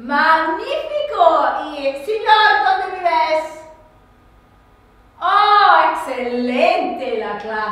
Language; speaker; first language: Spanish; non-native, learner; English